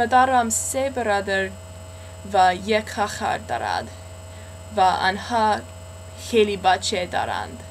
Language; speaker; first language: Persian; non-native, learner; English